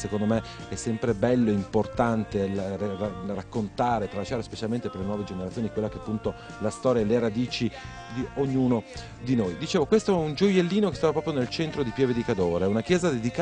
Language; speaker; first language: Italian; native; Italian